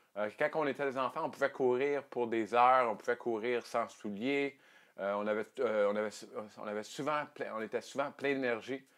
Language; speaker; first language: French; native; French